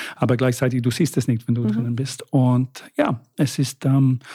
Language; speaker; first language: German; non-native, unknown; English